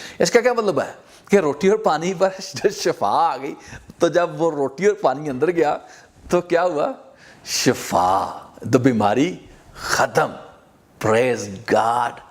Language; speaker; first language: Urdu; non-native, local second language; Punjabi